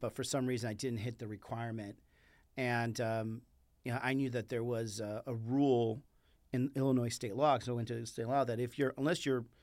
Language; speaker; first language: English; early bilingual, other home language; Spanish